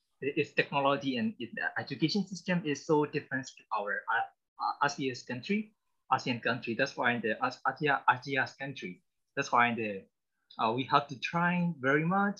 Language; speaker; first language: English; non-native, learner; Burmese